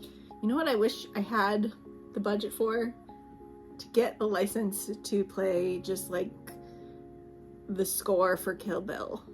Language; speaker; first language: English; native; English